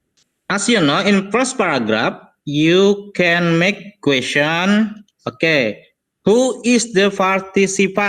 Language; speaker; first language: English; non-native, learner; Indonesian